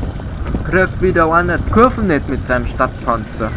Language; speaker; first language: German; native; German